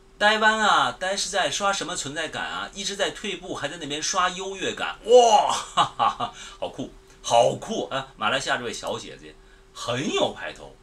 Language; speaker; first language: Chinese; native; Chinese